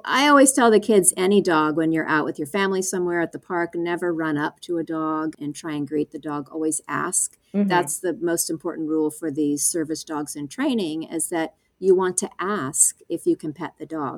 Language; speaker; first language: English; native; English